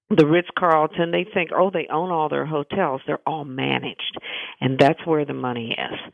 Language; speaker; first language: English; native; English